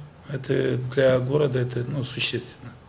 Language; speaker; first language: Russian; native; Russian